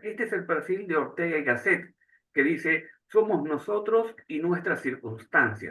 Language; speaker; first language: Spanish; native; Spanish